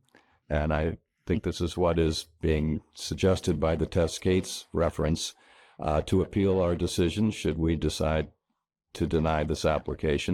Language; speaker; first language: English; native; English